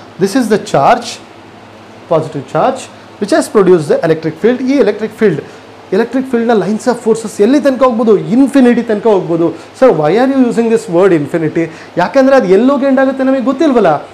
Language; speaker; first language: English; non-native, local second language; Kannada